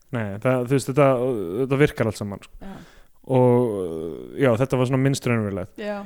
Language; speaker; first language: Icelandic; native; Icelandic